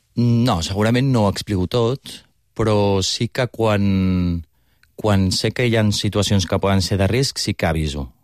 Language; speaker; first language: Catalan; native; Catalan